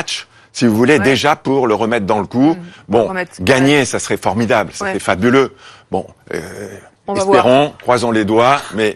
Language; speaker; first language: French; native; French